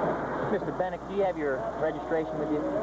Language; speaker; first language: English; native; English